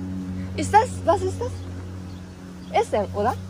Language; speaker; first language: German; non-native, learner; Japanese